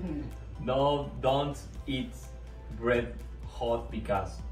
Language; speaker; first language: English; non-native, learner; Spanish